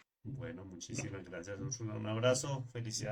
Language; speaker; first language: Spanish; native; Spanish